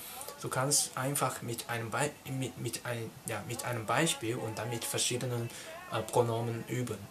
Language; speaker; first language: German; non-native, learner; Cantonese